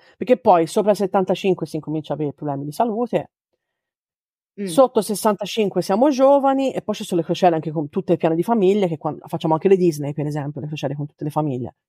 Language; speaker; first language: Italian; native; Italian